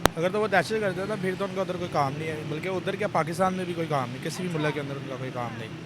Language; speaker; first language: Urdu; non-native, local second language; Punjabi